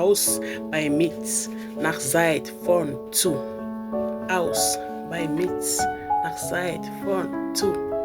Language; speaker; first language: German; non-native, fluent; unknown